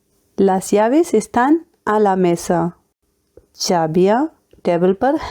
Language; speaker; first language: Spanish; non-native, fluent; Hindi